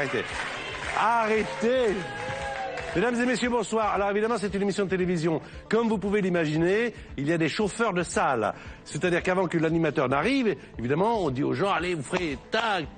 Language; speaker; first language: French; native; French